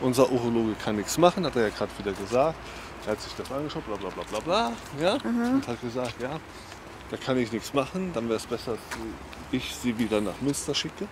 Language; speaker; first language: German; native; German